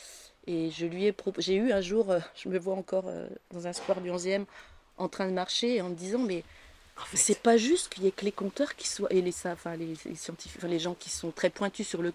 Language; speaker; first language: French; native; French